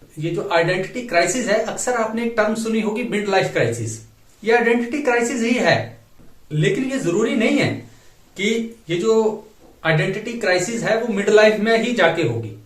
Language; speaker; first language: Hindi; native; Hindi